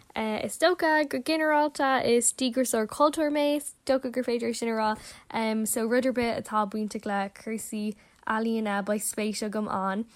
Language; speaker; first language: Irish; non-native, local second language; English